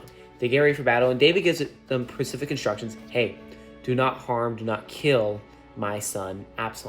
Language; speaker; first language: English; native; English